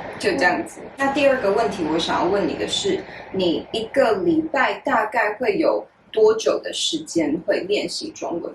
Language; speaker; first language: Chinese; native; Chinese